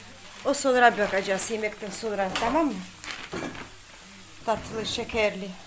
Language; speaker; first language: Turkish; non-native, learner; Russian